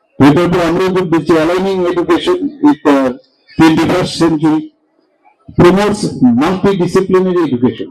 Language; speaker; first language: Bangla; native; Bangla